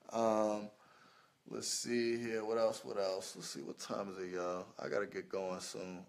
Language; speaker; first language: English; native; English